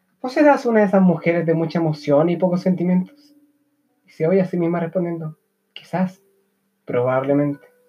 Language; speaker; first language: Spanish; native; Spanish